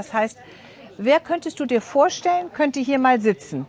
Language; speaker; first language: German; native; German